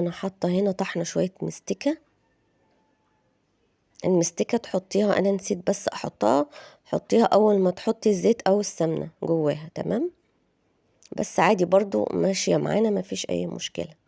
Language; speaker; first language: Arabic; native; Arabic